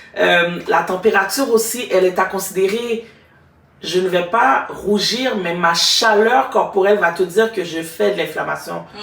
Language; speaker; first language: French; native; French